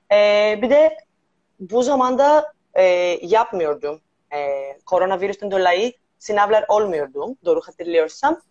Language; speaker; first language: Turkish; non-native, learner; Greek